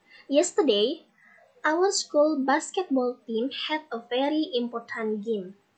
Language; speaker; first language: English; non-native, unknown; Indonesian